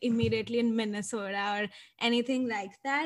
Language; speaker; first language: English; non-native, local second language; Hindi